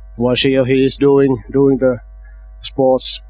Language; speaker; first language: English; non-native, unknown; Finnish